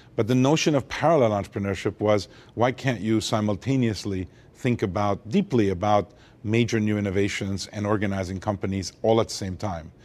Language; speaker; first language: English; early bilingual, other home language; Armenian